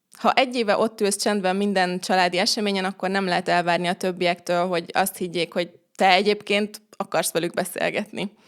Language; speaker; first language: Hungarian; native; Hungarian